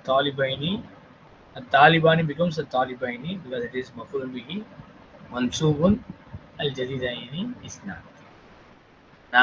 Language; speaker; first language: Arabic; non-native, fluent; Tamil